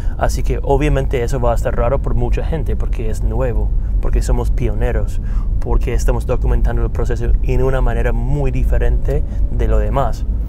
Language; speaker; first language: Spanish; non-native, fluent; English